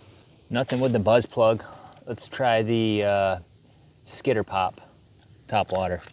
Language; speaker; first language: English; native; English